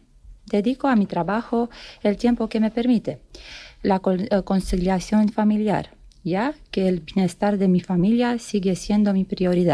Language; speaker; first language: Spanish; non-native, fluent; Romanian